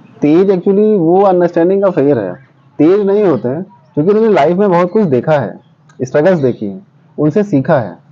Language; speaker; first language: Hindi; native; Hindi